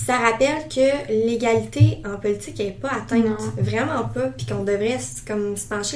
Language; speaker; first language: French; native; French